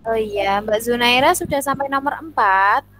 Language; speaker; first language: Indonesian; native; Indonesian